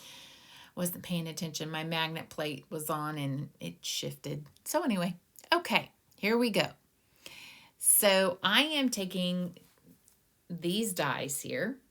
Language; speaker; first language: English; native; English